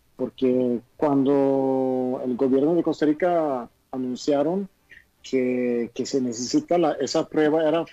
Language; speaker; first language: Spanish; non-native, fluent; Swedish